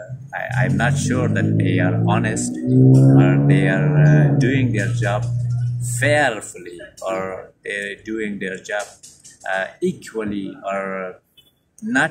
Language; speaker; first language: English; non-native, fluent; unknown